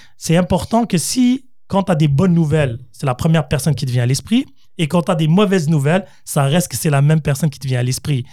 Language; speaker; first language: French; native; French